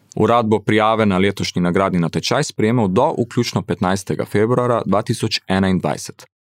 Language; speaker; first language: Slovenian; early bilingual, heritage; Slovenian